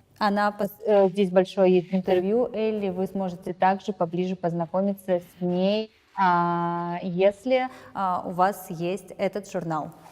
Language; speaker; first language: Russian; native; Russian